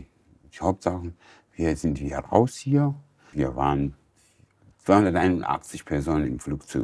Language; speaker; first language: German; non-native, learner; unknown